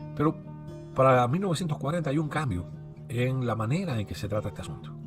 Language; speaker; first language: Spanish; native; Spanish